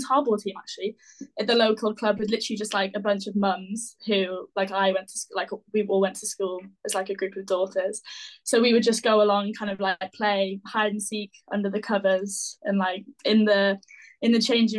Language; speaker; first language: English; native; English